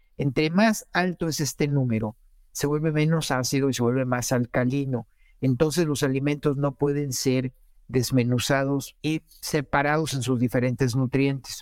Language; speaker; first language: Spanish; native; Spanish